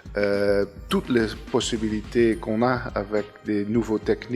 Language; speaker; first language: French; non-native, fluent; Dutch